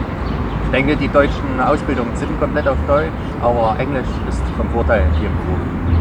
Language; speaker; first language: German; native; German